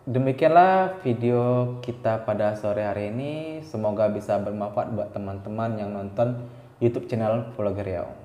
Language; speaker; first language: Indonesian; native; Indonesian